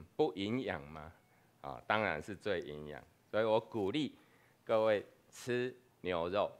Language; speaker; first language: Chinese; non-native, fluent; Spanish